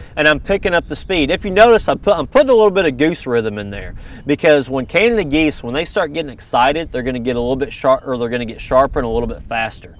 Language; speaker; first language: English; native; English